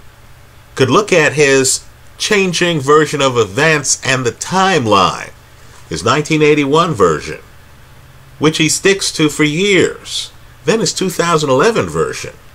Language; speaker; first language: English; native; English